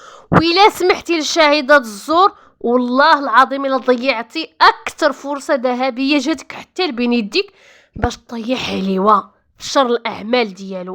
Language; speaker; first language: Arabic; native; Arabic